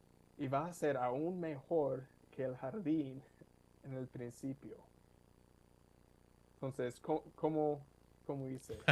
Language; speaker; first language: Spanish; non-native, fluent; English